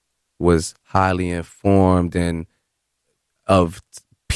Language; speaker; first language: English; native; English